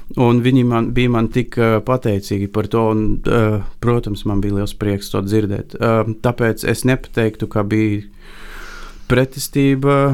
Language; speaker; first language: Latvian; non-native, fluent; Bulgarian